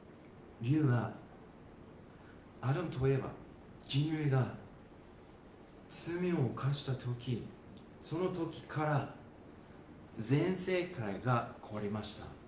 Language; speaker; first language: Japanese; non-native, fluent; English